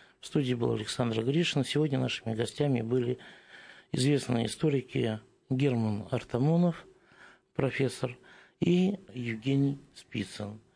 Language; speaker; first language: Russian; native; Russian